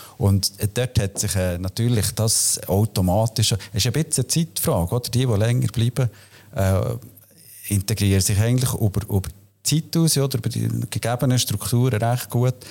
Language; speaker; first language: German; native; German